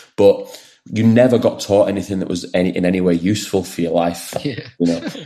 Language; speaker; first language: English; native; English